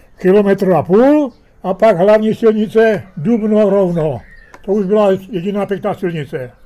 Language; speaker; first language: Czech; early bilingual, heritage; Czech